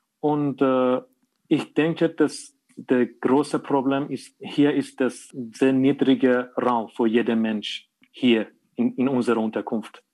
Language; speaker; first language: German; non-native, learner; Persian